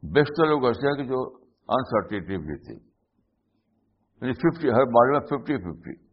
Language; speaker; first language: Urdu; native; Urdu